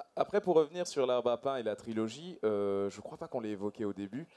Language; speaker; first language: French; native; French